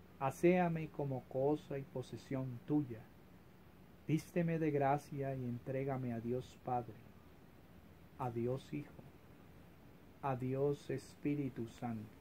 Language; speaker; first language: Spanish; native; Spanish